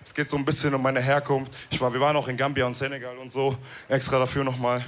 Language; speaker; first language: German; early bilingual, other home language; Wolof